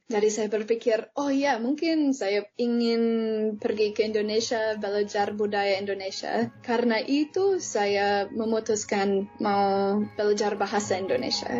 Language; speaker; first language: Indonesian; non-native, fluent; English